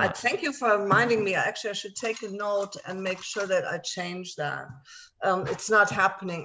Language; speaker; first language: English; non-native, fluent; German